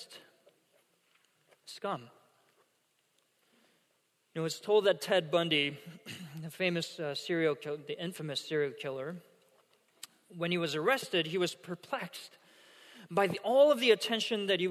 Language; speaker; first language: English; non-native, fluent; Korean